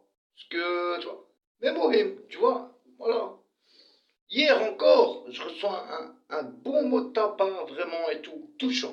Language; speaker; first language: French; early bilingual, other home language; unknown